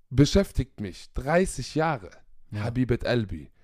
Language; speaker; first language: German; native; German